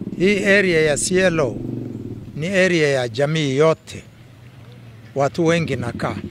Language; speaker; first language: Swahili; non-native, local second language; Somali